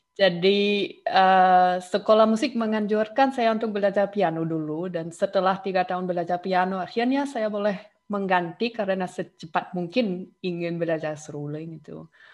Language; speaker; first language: Indonesian; non-native, fluent; German